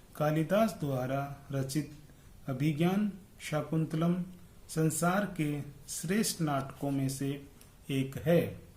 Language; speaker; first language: Hindi; native; Hindi